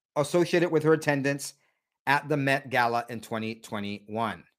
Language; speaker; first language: English; native; English